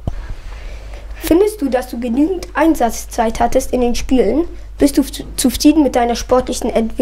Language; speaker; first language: German; native; German